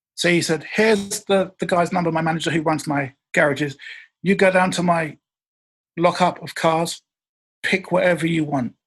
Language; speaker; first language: English; native; English